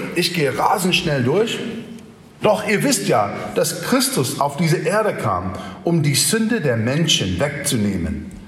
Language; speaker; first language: German; non-native, fluent; English